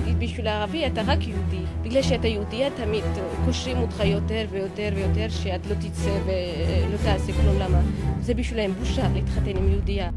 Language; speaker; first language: Hebrew; non-native, fluent; Russian